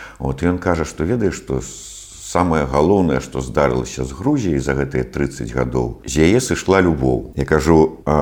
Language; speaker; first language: Belarusian; non-native, local second language; Russian